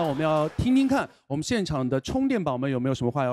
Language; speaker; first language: Chinese; native; Chinese